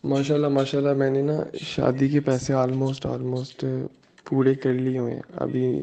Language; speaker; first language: Urdu; native; Urdu